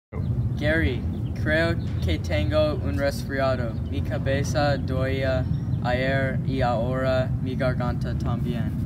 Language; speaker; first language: Spanish; non-native, learner; English